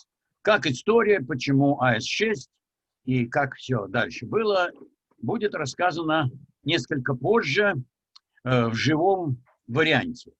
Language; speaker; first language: Russian; native; Russian